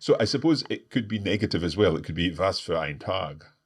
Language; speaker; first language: German; non-native, fluent; English